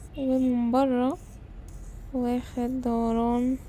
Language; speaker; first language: Arabic; native; Arabic